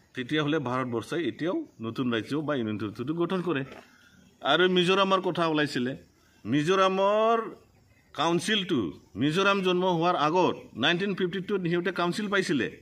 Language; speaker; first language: Assamese; non-native, local second language; Bodo